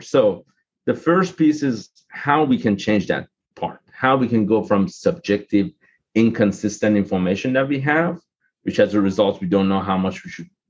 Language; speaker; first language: English; non-native, fluent; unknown